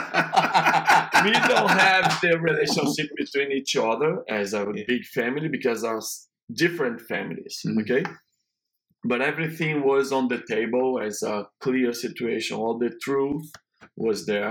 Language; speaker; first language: English; non-native, learner; Portuguese